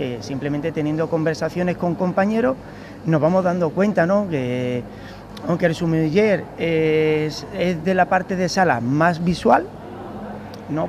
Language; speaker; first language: Spanish; native; Spanish